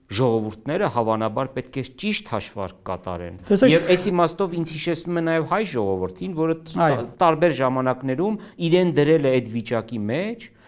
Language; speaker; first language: Armenian; native; Armenian